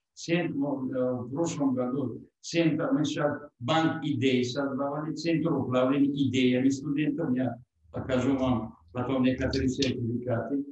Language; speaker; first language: Russian; non-native, local second language; Tajik